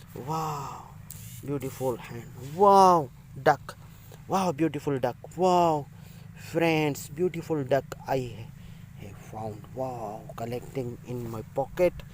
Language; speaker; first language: English; non-native, learner; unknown